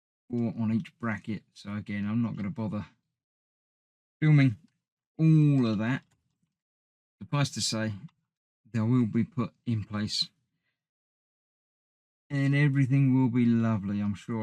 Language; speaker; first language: English; native; English